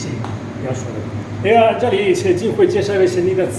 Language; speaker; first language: Chinese; non-native, fluent; Italian